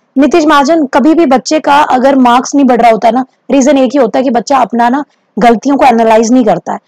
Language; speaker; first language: Hindi; native; Hindi